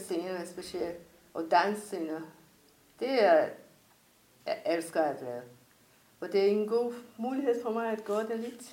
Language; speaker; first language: Danish; non-native, fluent; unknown